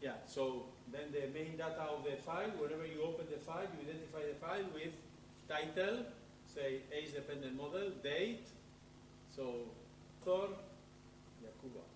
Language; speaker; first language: English; non-native, fluent; Spanish